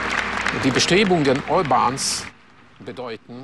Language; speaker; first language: German; non-native, fluent; Hungarian